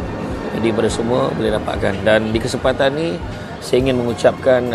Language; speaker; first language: Malay; native; Malay